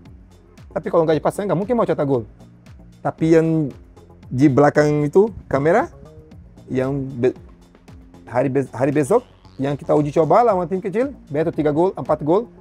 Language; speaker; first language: Indonesian; non-native, learner; Portuguese